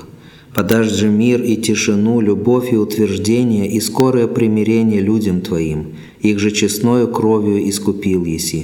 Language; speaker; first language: Russian; native; Russian